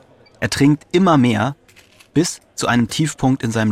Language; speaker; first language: German; native; German